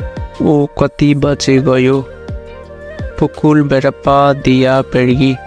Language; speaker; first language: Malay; non-native, fluent; Nepali